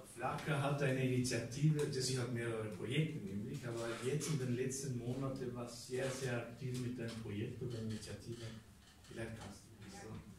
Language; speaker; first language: German; non-native, fluent; Albanian